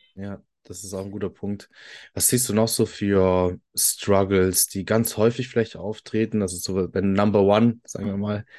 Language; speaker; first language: German; early bilingual, other home language; Italian